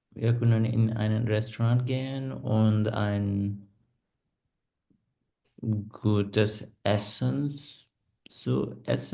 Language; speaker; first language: German; non-native, learner; Punjabi